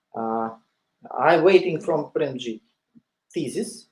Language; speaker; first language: English; non-native, learner; Russian